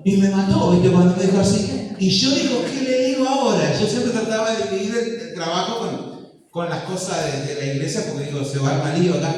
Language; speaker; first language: Spanish; native; Spanish